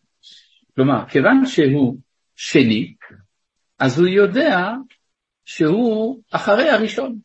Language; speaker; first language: Hebrew; non-native, fluent; French